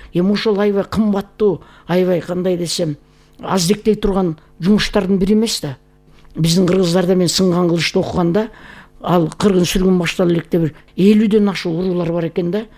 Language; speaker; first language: Kyrgyz; native; Kyrgyz